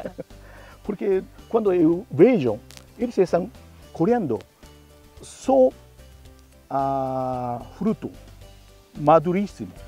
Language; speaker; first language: Portuguese; non-native, fluent; Japanese